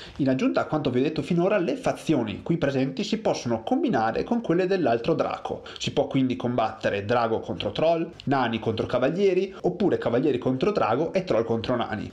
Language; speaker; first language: Italian; native; Italian